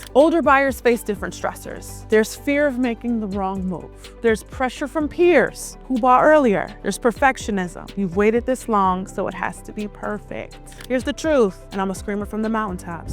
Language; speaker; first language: English; native; English